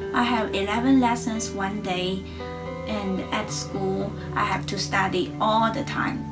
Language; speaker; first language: English; non-native, learner; Chinese